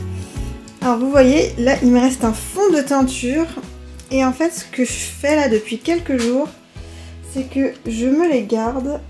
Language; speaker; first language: French; native; French